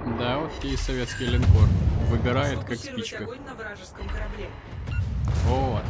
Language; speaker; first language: Russian; native; Russian